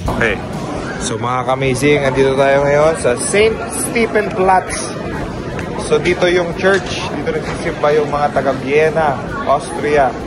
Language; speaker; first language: Filipino; native; Filipino